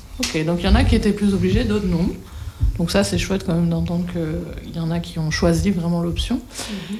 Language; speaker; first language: French; native; French